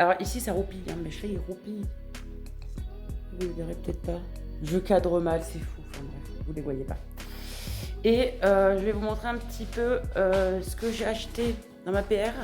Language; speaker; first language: French; native; French